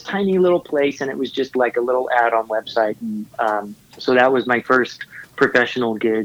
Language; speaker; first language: English; native; English